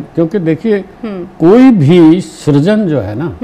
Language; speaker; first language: Hindi; native; Hindi